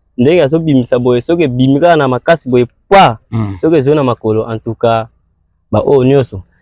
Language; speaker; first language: Lingala; non-native, local second language; Kongo